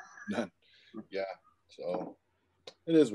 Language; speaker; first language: English; native; English